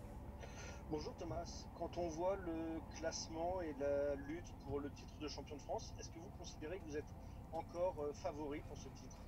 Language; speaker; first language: French; native; French